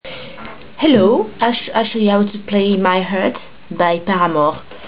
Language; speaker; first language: English; non-native, learner; French